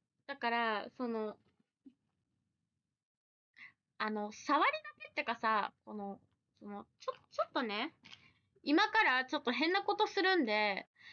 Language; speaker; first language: Japanese; native; Japanese